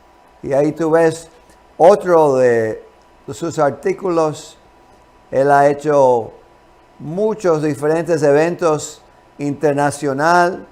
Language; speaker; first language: Spanish; non-native, fluent; English